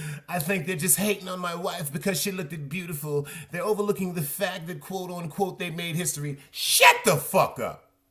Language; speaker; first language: English; native; English